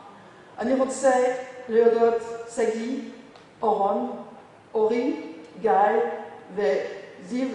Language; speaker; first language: Hebrew; non-native, learner; French